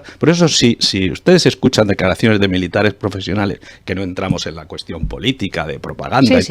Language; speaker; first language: Spanish; native; Spanish